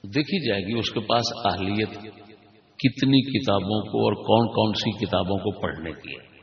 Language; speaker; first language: Urdu; non-native, local second language; Punjabi